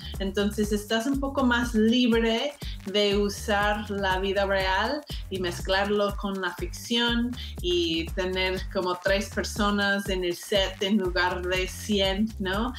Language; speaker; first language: Spanish; non-native, fluent; English